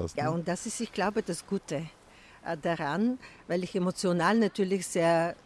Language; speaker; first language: German; non-native, fluent; Bulgarian